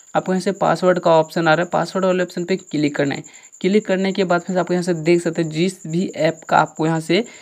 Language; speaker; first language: Hindi; native; Hindi